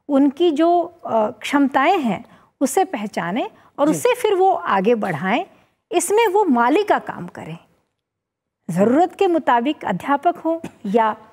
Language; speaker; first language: Hindi; native; Hindi